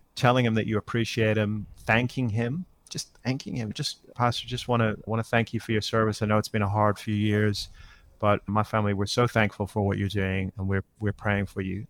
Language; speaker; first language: English; native; English